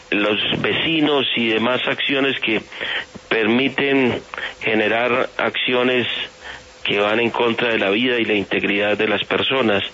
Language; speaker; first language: Spanish; native; Spanish